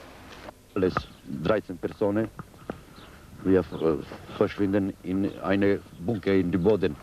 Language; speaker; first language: German; non-native, learner; Serbian